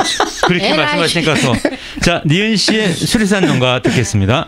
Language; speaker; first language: Korean; native; Korean